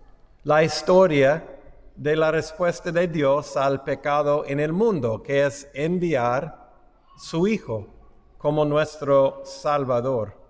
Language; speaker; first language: Spanish; non-native, fluent; English